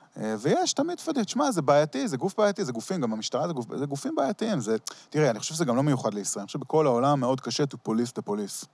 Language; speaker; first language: Hebrew; early bilingual, heritage; Hebrew